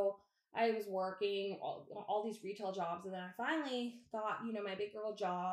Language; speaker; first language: English; native; English